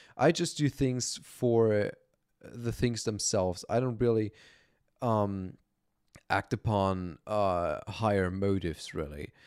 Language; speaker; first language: English; non-native, fluent; German